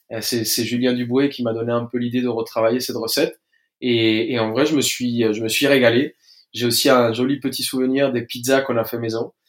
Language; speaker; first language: French; non-native, fluent; Spanish